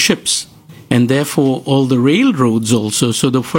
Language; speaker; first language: English; non-native, local second language; Gujarati